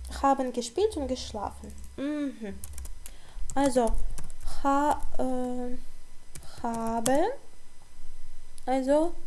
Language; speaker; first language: German; non-native, fluent; Ukrainian